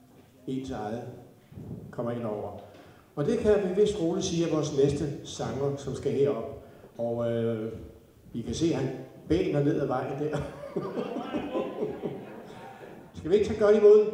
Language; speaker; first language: Danish; native; Danish